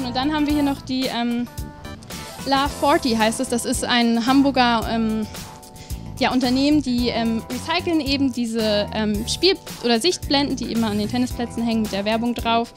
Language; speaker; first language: German; native; German